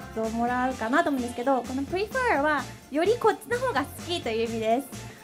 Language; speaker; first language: Japanese; early bilingual, heritage; Japanese